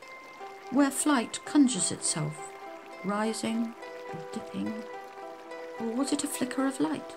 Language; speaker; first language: English; native; English